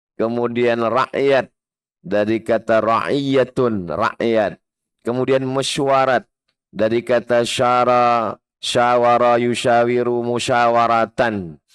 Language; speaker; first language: Malay; native; Malay